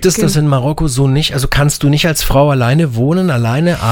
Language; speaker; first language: German; native; German